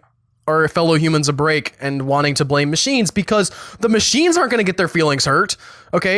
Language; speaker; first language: English; native; English